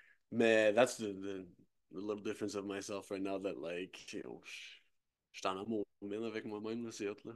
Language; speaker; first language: French; native; French